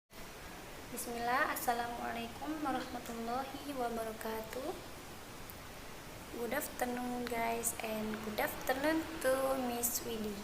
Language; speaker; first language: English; non-native, learner; Indonesian